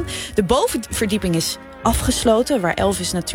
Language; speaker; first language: Dutch; native; Dutch